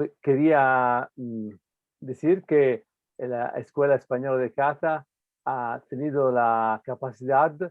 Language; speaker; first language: Spanish; non-native, fluent; Italian